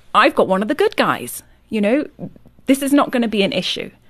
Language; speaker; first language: English; native; English